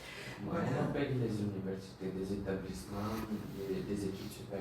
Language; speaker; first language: French; non-native, fluent; Bulgarian